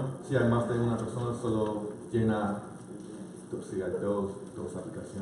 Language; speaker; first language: Spanish; non-native, fluent; English